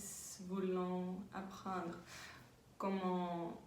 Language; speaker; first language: French; non-native, learner; Spanish